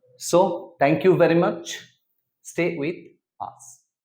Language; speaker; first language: English; non-native, local second language; Bangla